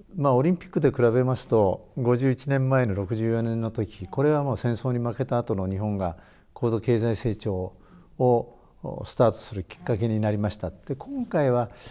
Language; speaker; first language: Japanese; native; Japanese